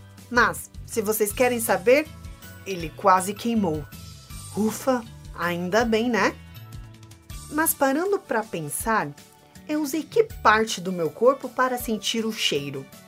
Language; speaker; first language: Portuguese; native; Portuguese